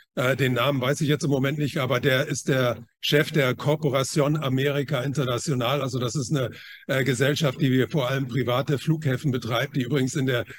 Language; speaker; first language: German; non-native, fluent; Chinese